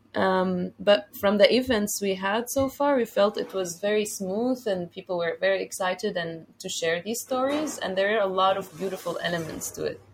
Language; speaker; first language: English; non-native, fluent; Arabic